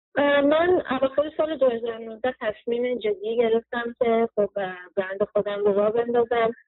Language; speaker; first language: Persian; early bilingual, heritage; Persian